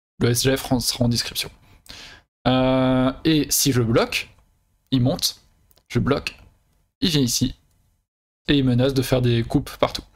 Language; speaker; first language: French; native; French